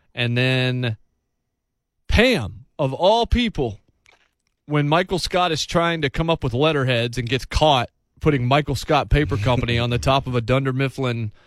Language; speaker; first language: English; native; English